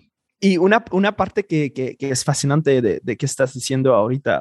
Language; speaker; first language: Spanish; non-native, fluent; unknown